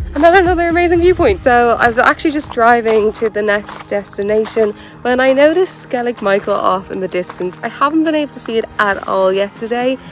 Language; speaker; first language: English; native; English